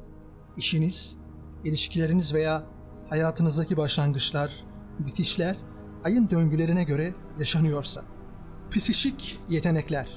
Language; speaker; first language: Turkish; native; Turkish